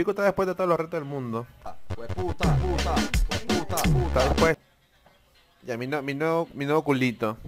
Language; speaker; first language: Spanish; native; Spanish